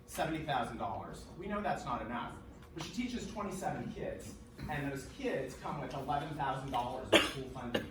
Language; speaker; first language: English; native; English